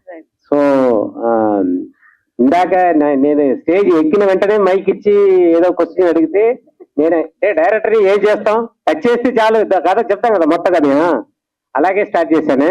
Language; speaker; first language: Telugu; native; Telugu